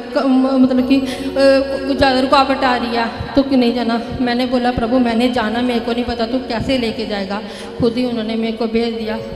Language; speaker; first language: Hindi; native; Hindi